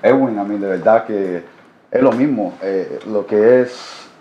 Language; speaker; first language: Spanish; early bilingual, heritage; Spanish